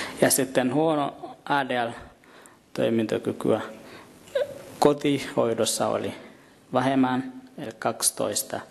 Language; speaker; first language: Finnish; non-native, fluent; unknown